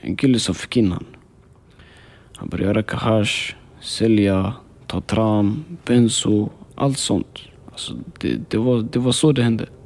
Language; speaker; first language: Swedish; early bilingual, other home language; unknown